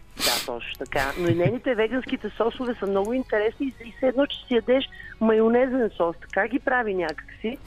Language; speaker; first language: Bulgarian; native; Bulgarian